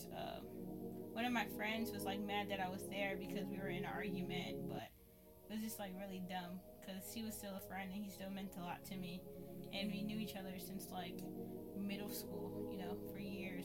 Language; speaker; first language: English; native; English